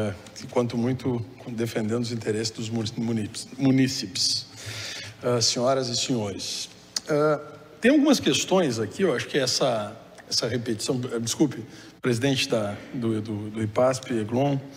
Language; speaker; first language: Portuguese; native; Portuguese